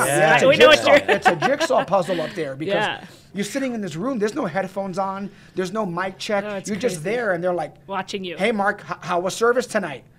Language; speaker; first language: English; native; English